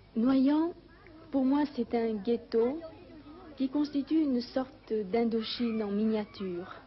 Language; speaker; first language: French; early bilingual, other home language; Vietnamese